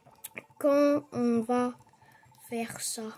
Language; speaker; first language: French; non-native, local second language; Arabic